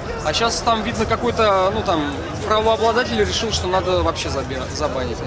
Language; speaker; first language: Russian; native; Russian